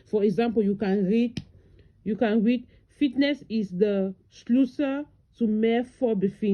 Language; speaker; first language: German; non-native, learner; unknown